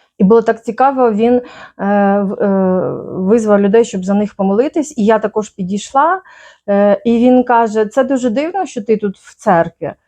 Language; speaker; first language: Ukrainian; native; Ukrainian